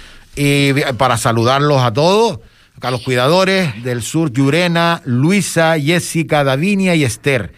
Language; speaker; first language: Spanish; native; Spanish